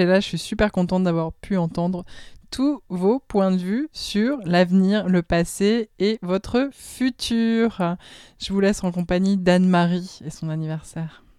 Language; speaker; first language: French; native; French